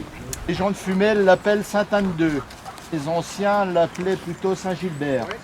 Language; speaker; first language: French; native; French